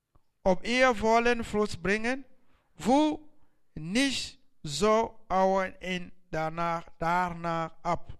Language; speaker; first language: German; non-native, learner; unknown